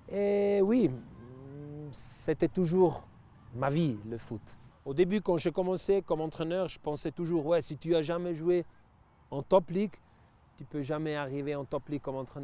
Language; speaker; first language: French; non-native, local second language; Italian